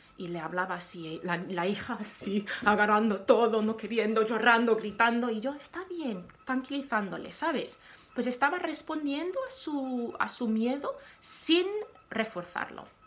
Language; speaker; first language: Spanish; non-native, fluent; English